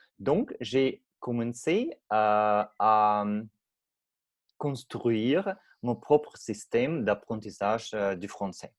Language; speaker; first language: French; non-native, learner; Russian